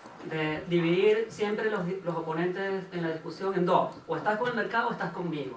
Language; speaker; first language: Spanish; native; Spanish